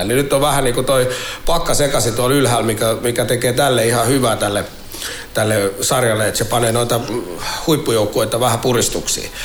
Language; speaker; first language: Finnish; native; Finnish